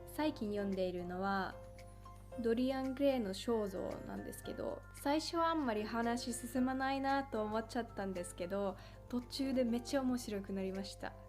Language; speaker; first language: Japanese; non-native, fluent; Finnish